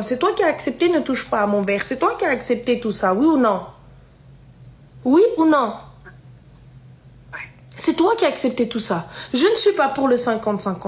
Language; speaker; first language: French; native; French